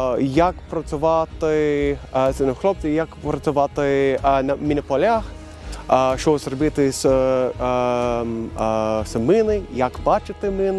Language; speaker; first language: Ukrainian; non-native, learner; Swedish